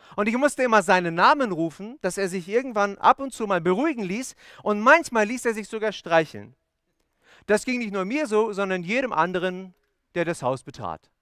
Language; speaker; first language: German; early bilingual, other home language; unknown